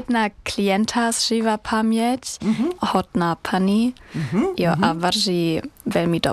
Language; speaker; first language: Czech; non-native, learner; German